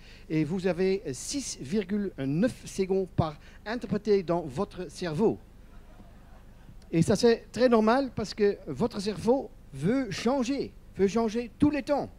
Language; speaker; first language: French; non-native, learner; Dutch